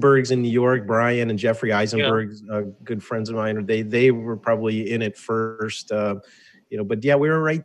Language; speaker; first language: English; early bilingual, other home language; Russian